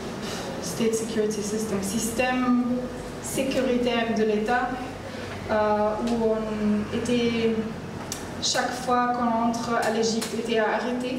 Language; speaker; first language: French; non-native, learner; Arabic